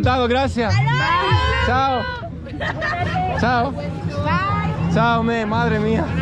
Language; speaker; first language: Spanish; non-native, learner; Greek